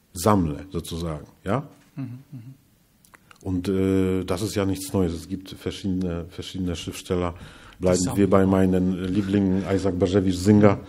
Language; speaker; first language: German; non-native, fluent; Polish